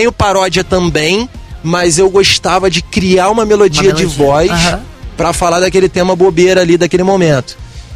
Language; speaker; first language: Portuguese; native; Portuguese